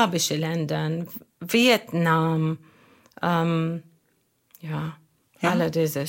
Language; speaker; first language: German; non-native, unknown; Arabic